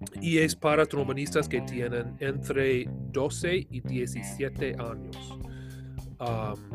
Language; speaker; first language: Spanish; non-native, learner; English